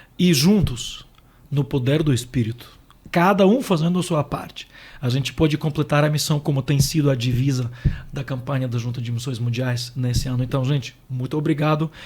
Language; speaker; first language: Portuguese; non-native, fluent; Ukrainian